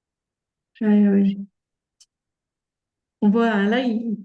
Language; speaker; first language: French; native; French